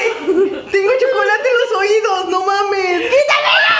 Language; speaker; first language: Spanish; native; Spanish